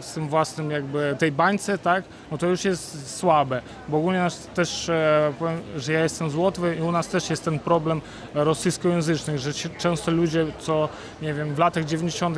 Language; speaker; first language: Polish; non-native, fluent; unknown